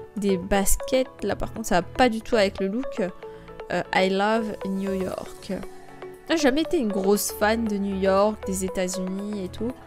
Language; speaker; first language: French; native; French